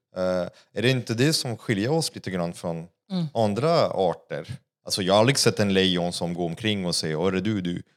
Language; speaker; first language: Swedish; non-native, fluent; French